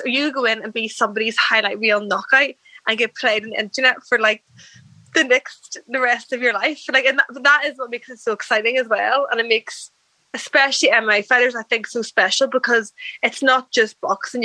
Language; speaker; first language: English; native; English